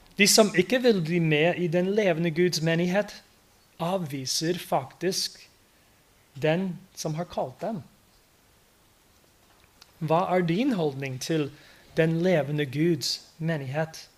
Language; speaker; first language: Norwegian; non-native, fluent; English